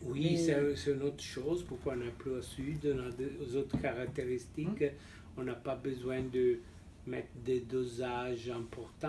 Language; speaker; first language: French; non-native, fluent; Italian